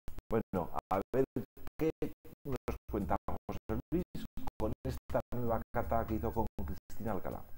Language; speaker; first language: Spanish; native; Spanish